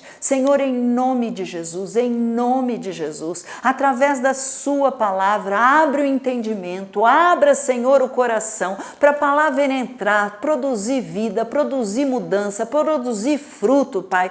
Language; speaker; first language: Portuguese; native; Portuguese